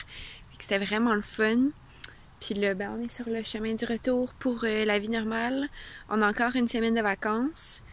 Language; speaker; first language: French; native; French